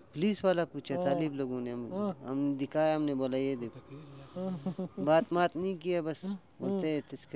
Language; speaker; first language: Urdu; non-native, local second language; Pashto